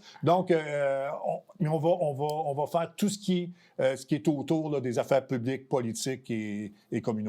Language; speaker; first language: French; native; French